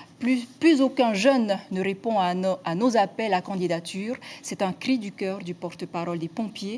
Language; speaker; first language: French; native; French